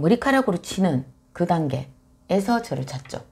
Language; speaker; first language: Korean; native; Korean